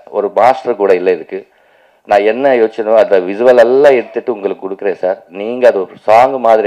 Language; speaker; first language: Tamil; non-native, local second language; Telugu